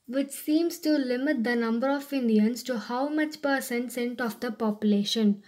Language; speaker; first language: English; non-native, local second language; Tamil